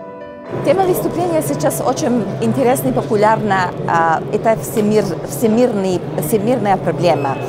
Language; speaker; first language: Russian; non-native, learner; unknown